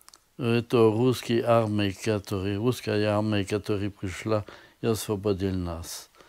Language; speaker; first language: Russian; non-native, learner; French